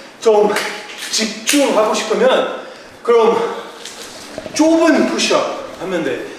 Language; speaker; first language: Korean; early bilingual, heritage; Korean